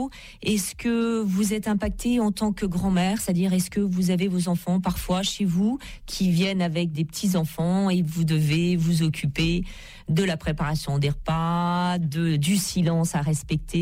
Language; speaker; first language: French; native; French